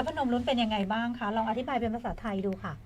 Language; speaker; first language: Thai; native; Thai